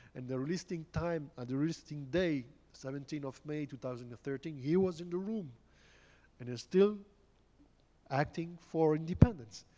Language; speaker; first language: English; non-native, fluent; French